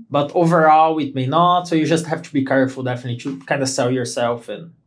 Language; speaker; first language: English; non-native, fluent; Portuguese